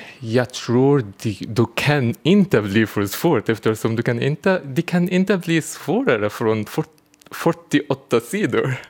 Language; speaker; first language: Swedish; non-native, fluent; Arabic